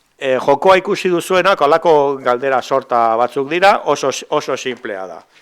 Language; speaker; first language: Basque; native; Basque